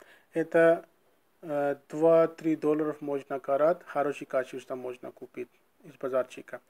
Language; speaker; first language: Russian; non-native, learner; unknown